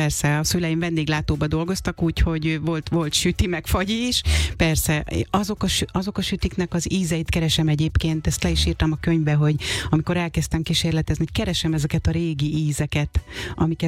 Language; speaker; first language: Hungarian; native; Hungarian